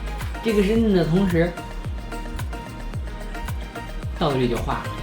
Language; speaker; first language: Chinese; native; Chinese